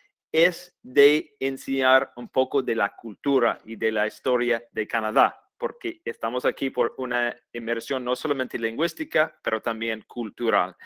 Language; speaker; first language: Spanish; non-native, fluent; English